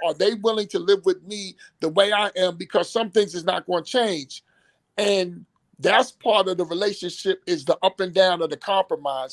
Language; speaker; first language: English; native; English